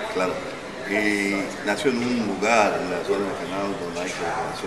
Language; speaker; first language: Spanish; non-native, local second language; English